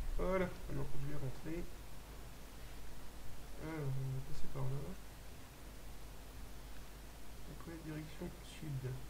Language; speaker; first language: French; native; French